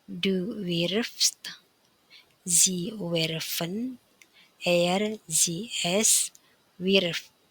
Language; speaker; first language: German; non-native, fluent; Indonesian